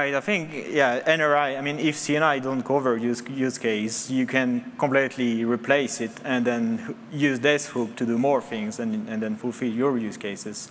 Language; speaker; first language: English; non-native, fluent; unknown